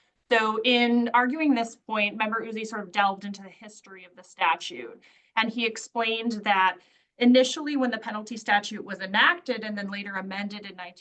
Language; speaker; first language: English; native; English